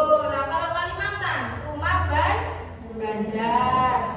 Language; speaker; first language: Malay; non-native, local second language; Javanese